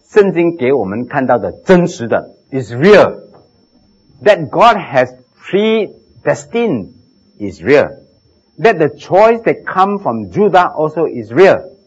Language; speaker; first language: English; non-native, local second language; Chinese